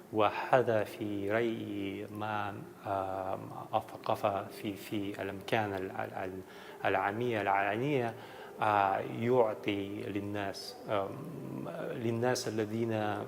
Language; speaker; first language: Arabic; non-native, learner; Dutch